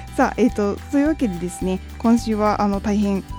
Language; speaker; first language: Japanese; native; Japanese